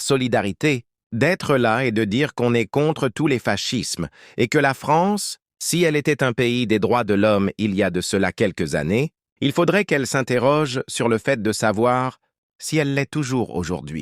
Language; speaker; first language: French; native; French